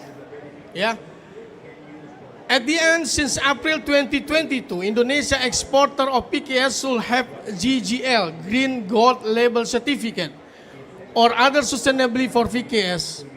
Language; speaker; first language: English; non-native, fluent; Indonesian